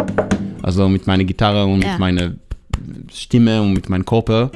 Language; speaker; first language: German; non-native, learner; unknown